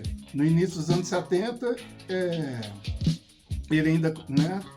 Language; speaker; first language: Portuguese; native; Portuguese